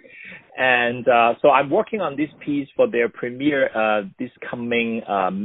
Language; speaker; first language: English; non-native, local second language; Cantonese